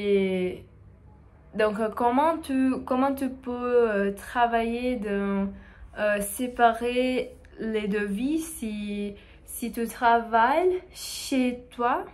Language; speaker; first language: French; non-native, learner; Portuguese